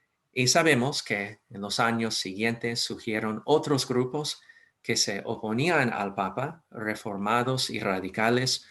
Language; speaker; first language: Spanish; non-native, fluent; English